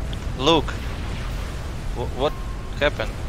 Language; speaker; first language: English; non-native, learner; Russian